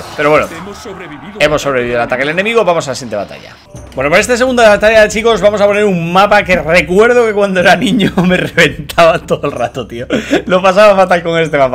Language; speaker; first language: Spanish; native; Spanish